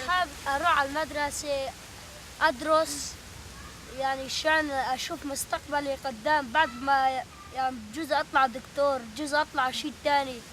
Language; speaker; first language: Arabic; native; Arabic